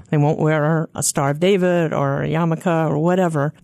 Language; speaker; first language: English; native; English